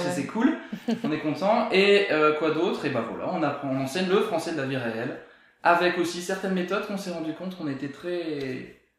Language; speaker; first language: French; native; French